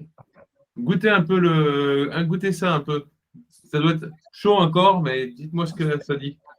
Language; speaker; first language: French; native; French